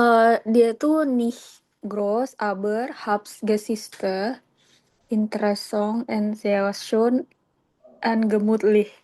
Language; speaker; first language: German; non-native, learner; Indonesian